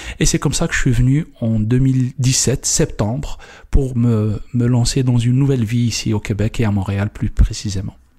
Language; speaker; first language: French; non-native, local second language; Kabyle